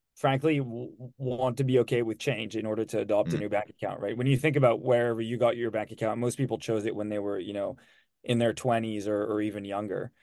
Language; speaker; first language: English; non-native, fluent; French